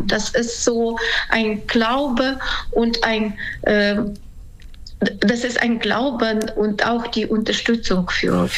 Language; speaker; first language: German; non-native, fluent; Ukrainian